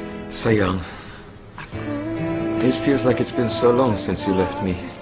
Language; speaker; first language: English; non-native, fluent; Italian